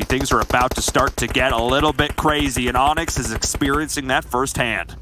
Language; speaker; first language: English; native; English